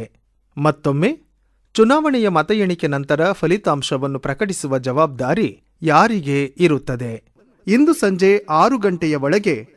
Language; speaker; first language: Kannada; native; Kannada